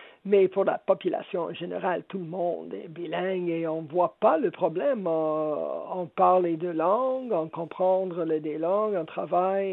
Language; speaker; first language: French; non-native, local second language; English